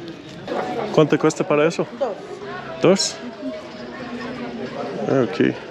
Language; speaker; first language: Spanish; non-native, learner; English